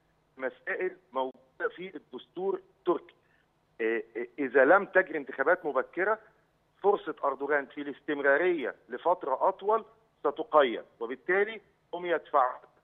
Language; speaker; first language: Arabic; native; Arabic